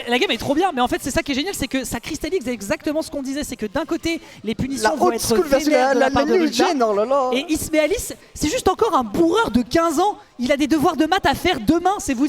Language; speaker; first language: French; native; French